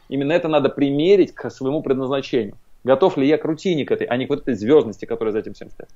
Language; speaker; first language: Russian; native; Russian